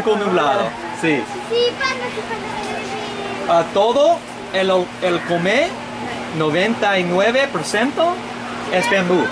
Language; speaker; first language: Spanish; non-native, learner; English